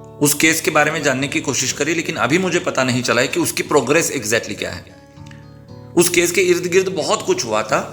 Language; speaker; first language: Hindi; non-native, local second language; Marathi